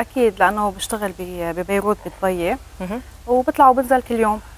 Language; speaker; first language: Arabic; native; Arabic